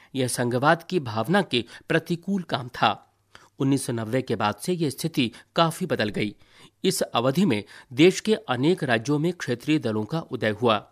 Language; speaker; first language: Hindi; native; Hindi